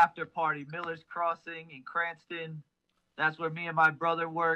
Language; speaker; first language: English; native; English